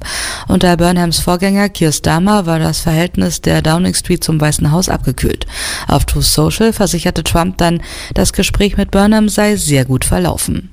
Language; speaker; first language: German; native; German